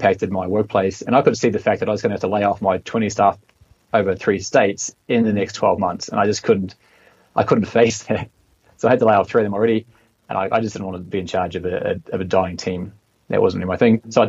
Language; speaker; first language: English; native; English